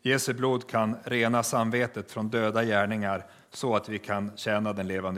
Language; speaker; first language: Swedish; native; Swedish